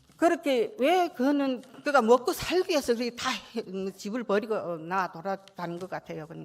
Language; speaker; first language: Korean; native; Korean